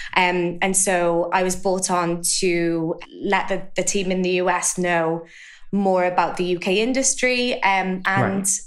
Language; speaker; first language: English; native; English